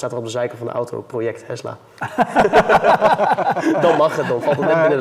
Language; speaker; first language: Dutch; native; Dutch